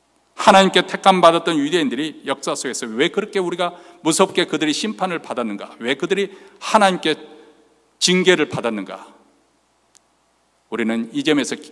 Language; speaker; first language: Korean; native; Korean